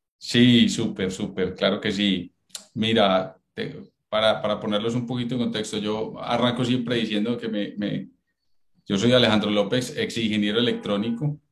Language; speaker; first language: Spanish; native; Spanish